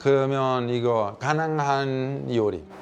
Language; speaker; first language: Korean; early bilingual, heritage; Italian